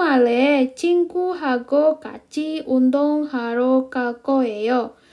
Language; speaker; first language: Korean; non-native, fluent; Indonesian